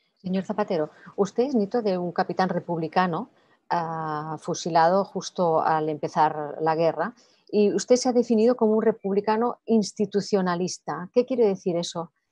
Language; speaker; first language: Spanish; non-native, local second language; Catalan